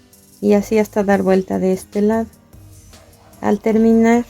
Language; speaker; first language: Spanish; native; Spanish